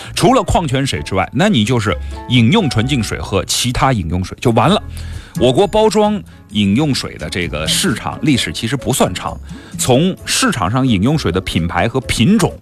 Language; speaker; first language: Chinese; native; Chinese